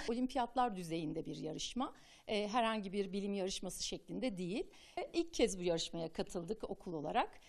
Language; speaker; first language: Turkish; native; Turkish